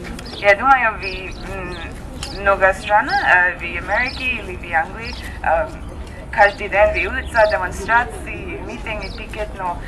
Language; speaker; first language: Russian; non-native, learner; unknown